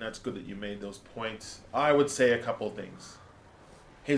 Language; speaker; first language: English; native; English